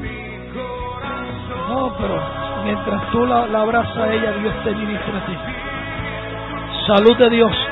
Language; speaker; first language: Spanish; native; Spanish